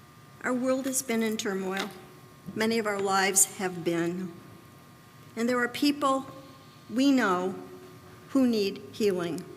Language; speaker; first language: English; native; English